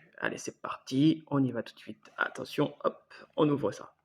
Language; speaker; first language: French; native; French